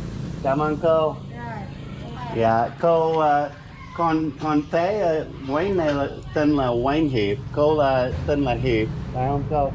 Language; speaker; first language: Vietnamese; non-native, learner; English